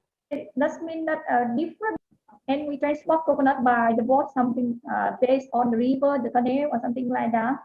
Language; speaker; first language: English; non-native, learner; Vietnamese